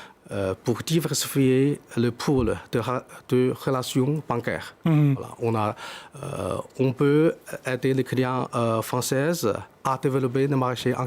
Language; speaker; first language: French; non-native, fluent; Chinese